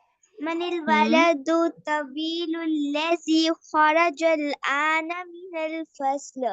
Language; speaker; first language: Arabic; non-native, learner; Urdu